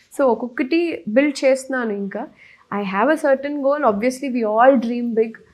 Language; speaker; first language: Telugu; native; Telugu